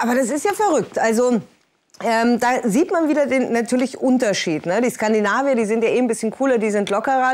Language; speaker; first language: German; native; German